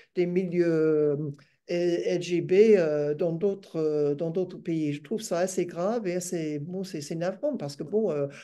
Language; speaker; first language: French; non-native, fluent; English